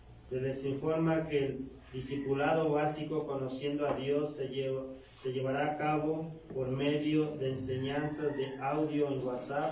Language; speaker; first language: Spanish; native; Spanish